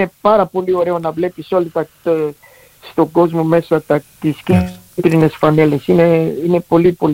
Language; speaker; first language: Greek; early bilingual, heritage; Greek